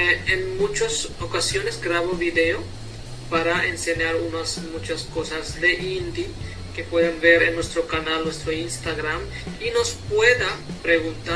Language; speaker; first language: Spanish; non-native, fluent; Hindi